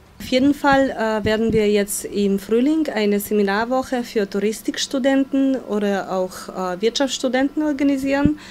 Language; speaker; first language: German; non-native, fluent; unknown